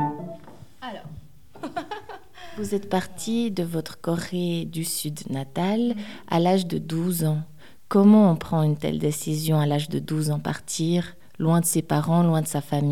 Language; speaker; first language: French; native; French